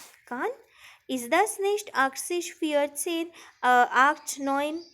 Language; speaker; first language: German; non-native, fluent; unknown